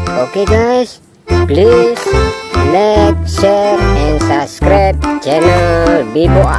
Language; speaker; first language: English; non-native, learner; Indonesian